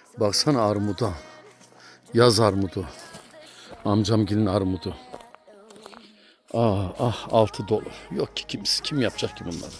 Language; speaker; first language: Turkish; native; Turkish